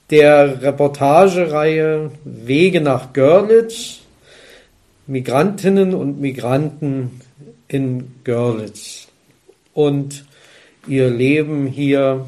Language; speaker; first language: German; native; German